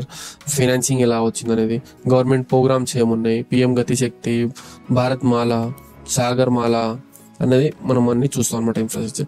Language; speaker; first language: Telugu; native; Telugu